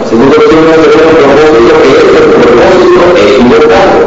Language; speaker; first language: Spanish; native; Spanish